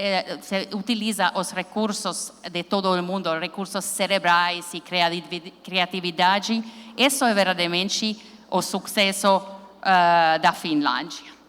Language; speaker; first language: Portuguese; non-native, learner; Finnish